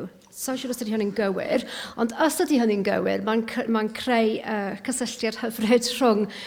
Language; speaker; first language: Welsh; native; Welsh